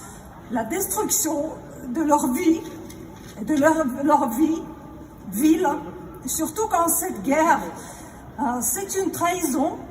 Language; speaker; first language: French; non-native, fluent; Russian